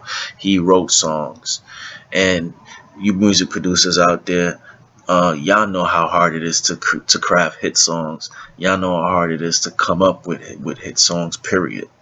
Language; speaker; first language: English; native; English